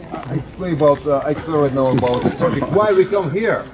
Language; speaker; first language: English; non-native, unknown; Ukrainian